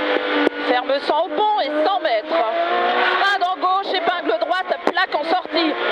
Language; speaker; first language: French; native; French